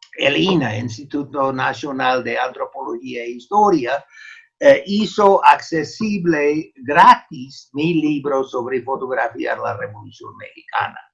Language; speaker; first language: Spanish; non-native, fluent; English